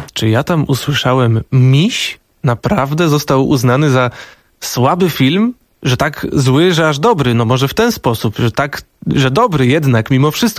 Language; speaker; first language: Polish; native; Polish